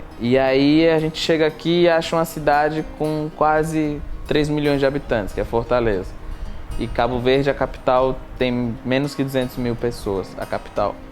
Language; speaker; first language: Portuguese; non-native, local second language; Kabuverdianu